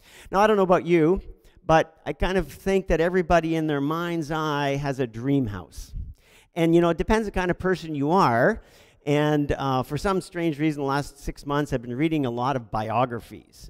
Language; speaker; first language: English; native; English